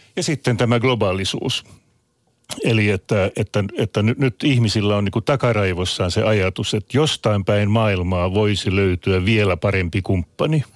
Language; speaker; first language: Finnish; non-native, local second language; Swedish